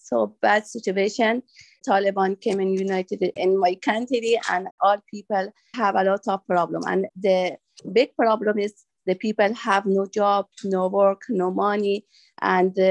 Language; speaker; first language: English; non-native, learner; Persian